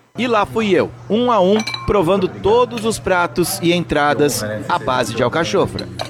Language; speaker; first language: Portuguese; native; Portuguese